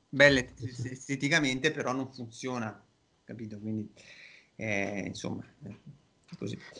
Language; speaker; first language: Italian; native; Italian